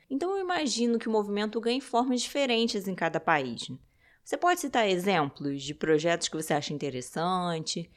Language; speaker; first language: Portuguese; native; Portuguese